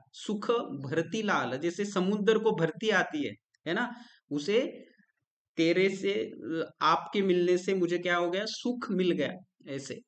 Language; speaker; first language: Hindi; non-native, local second language; Marathi